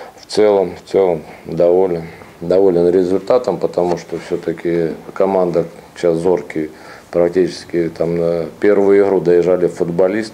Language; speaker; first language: Russian; native; Russian